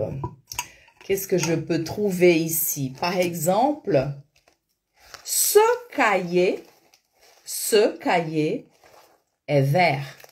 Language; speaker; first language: French; non-native, fluent; Portuguese